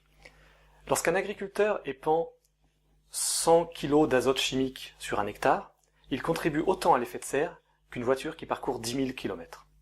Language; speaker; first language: French; native; French